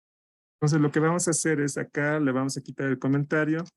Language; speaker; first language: Spanish; native; Spanish